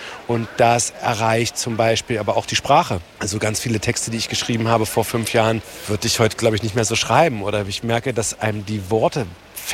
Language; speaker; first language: German; native; German